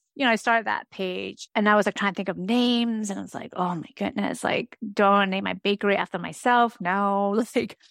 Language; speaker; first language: English; native; English